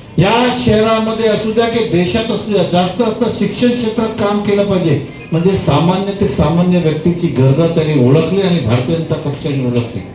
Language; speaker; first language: Marathi; non-native, local second language; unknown